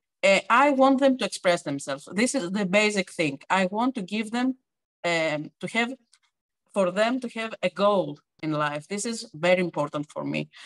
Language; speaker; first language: English; non-native, fluent; Greek